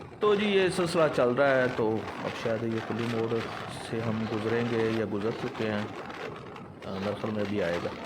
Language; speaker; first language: Urdu; non-native, local second language; Punjabi